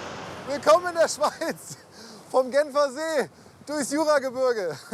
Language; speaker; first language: German; native; German